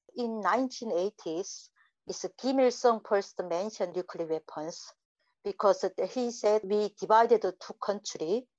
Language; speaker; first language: English; non-native, learner; Korean